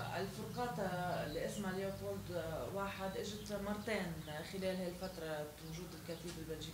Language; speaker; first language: Arabic; native; Arabic